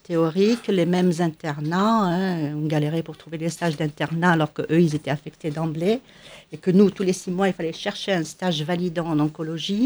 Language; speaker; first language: French; non-native, local second language; Arabic